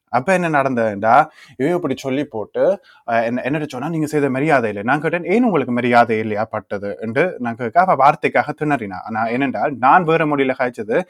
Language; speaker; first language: Tamil; early bilingual, heritage; Tamil